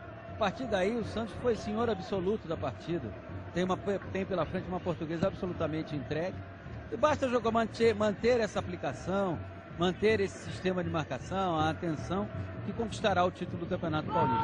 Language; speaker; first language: Portuguese; native; Portuguese